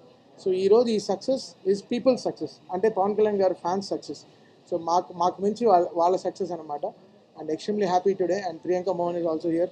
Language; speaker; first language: Telugu; native; Telugu